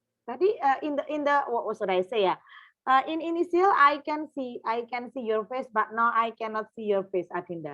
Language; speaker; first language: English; non-native, fluent; Indonesian